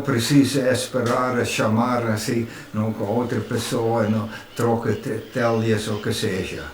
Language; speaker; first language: Portuguese; non-native, fluent; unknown